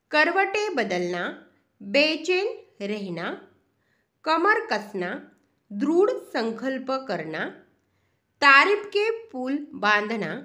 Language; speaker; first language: Hindi; non-native, local second language; Marathi